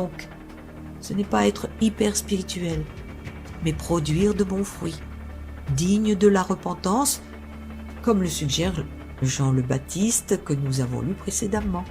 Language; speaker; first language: French; native; French